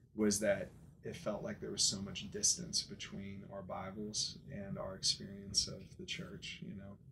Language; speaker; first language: English; native; English